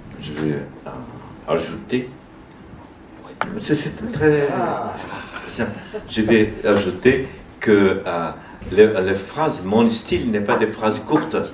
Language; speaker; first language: French; non-native, fluent; Portuguese